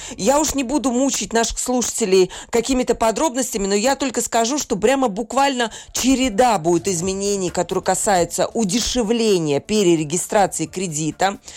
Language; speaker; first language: Russian; native; Russian